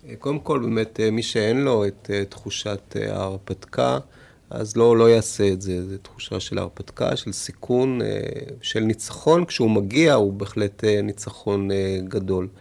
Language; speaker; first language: Hebrew; native; Hebrew